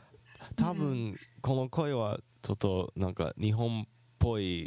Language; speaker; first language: Japanese; non-native, fluent; English